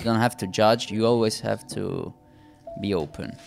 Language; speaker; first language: English; non-native, fluent; Italian